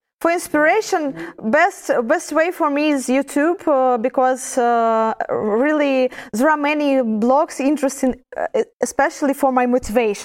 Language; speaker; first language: English; non-native, learner; Russian